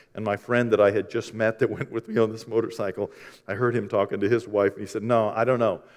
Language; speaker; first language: English; native; English